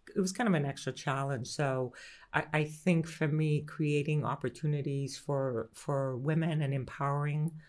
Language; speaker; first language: English; early bilingual, other home language; Greek